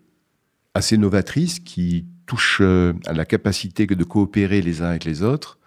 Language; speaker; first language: French; native; French